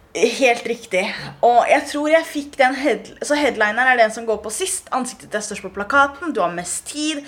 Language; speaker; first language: Norwegian; early bilingual, other home language; Somali